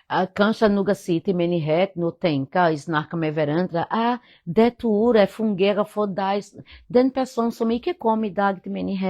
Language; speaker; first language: Norwegian; non-native, fluent; Portuguese